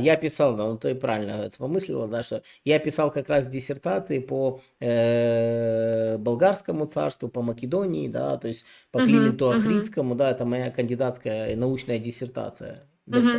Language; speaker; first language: Russian; non-native, local second language; Ukrainian